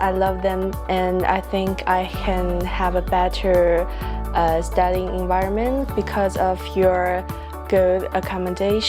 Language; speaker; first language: English; non-native, fluent; Chinese